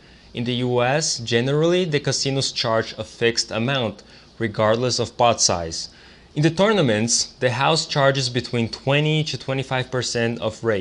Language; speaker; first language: English; non-native, fluent; Portuguese